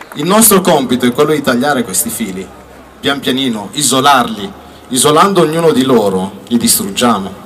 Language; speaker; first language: Italian; native; Italian